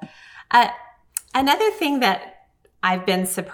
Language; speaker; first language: English; native; English